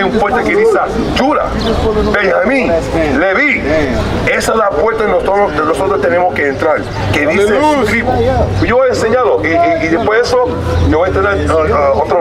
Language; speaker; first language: Spanish; early bilingual, heritage; Spanish